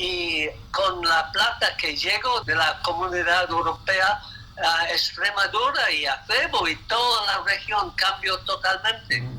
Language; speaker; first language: Spanish; non-native, fluent; English